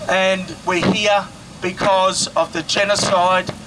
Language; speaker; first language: English; native; English